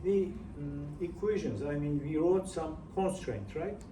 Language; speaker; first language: English; non-native, fluent; Turkish